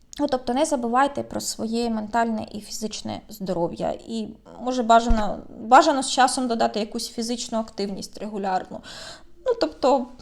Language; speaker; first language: Ukrainian; native; Ukrainian